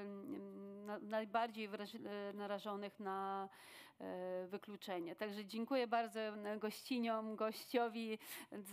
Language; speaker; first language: Polish; non-native, fluent; Ukrainian